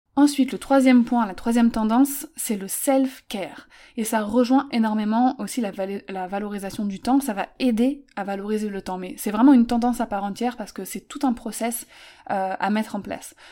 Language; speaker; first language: French; native; French